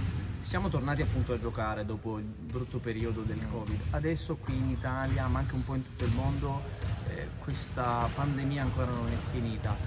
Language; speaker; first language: Italian; native; Italian